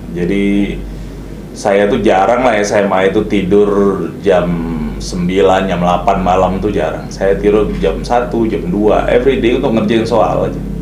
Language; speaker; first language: Indonesian; non-native, local second language; Minangkabau